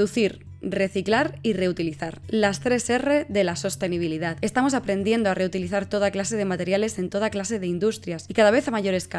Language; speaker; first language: Spanish; native; Spanish